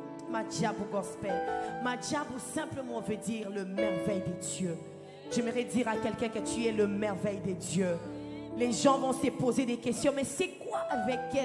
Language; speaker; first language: French; non-native, local second language; Lingala